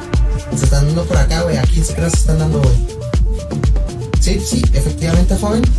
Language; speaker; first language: Spanish; native; Spanish